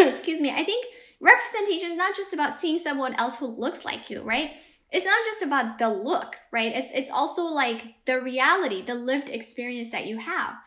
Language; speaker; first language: English; early bilingual, other home language; Amharic